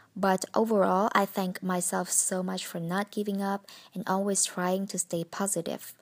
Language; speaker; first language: English; non-native, fluent; Vietnamese